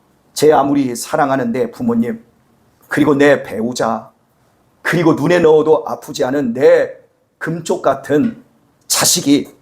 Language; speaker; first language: Korean; native; Korean